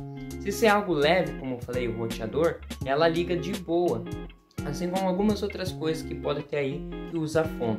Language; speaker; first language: Portuguese; native; Portuguese